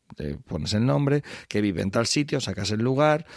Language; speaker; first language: Spanish; native; Spanish